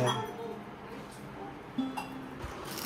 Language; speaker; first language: Hindi; native; Hindi